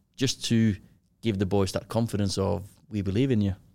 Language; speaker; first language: English; non-native, fluent; Norwegian